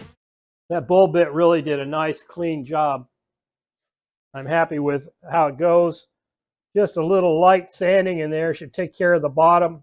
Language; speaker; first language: English; native; English